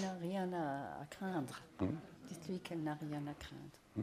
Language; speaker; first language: French; native; French